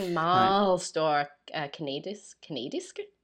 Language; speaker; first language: Danish; non-native, learner; English